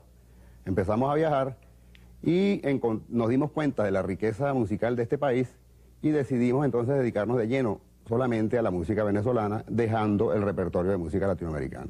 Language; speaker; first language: Spanish; native; Spanish